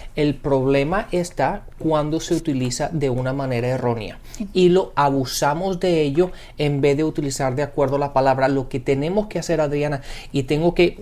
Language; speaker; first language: Spanish; early bilingual, heritage; Spanish